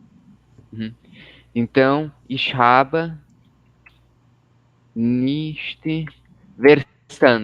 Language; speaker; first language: German; non-native, learner; Portuguese